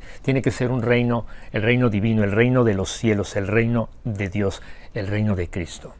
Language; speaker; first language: Spanish; native; Spanish